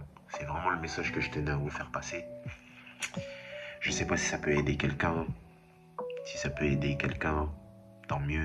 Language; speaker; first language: French; native; French